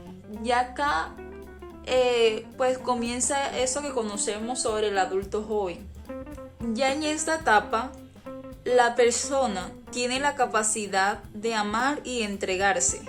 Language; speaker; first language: Spanish; native; Spanish